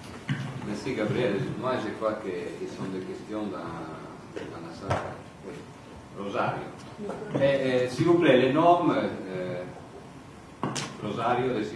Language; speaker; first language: French; non-native, fluent; Italian